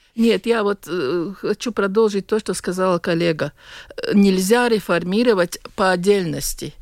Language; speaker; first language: Russian; non-native, local second language; Latvian